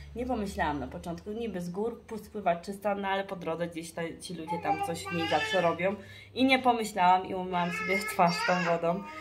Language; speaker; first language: Polish; early bilingual, heritage; Polish